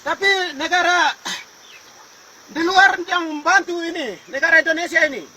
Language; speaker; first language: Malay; non-native, local second language; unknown